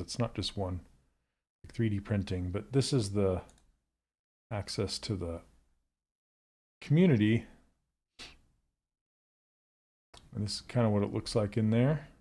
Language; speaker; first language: English; native; English